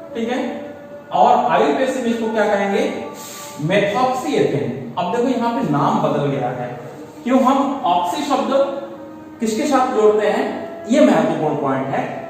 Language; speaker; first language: Hindi; native; Hindi